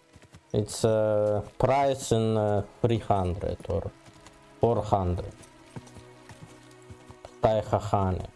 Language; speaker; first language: English; non-native, learner; Russian